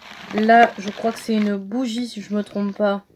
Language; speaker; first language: French; native; French